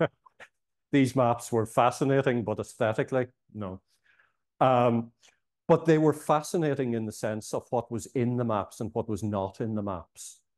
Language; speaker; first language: English; native; English